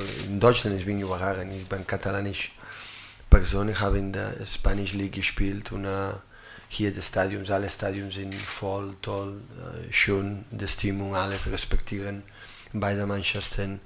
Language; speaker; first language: German; non-native, learner; Catalan